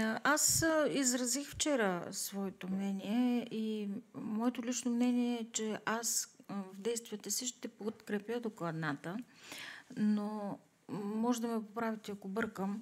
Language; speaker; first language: Bulgarian; native; Bulgarian